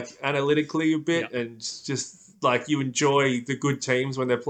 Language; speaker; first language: English; native; English